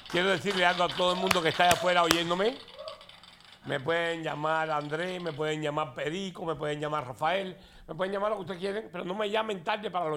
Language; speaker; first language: Spanish; native; Spanish